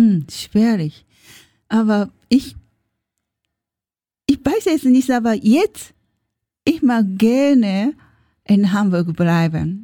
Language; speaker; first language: German; non-native, learner; Japanese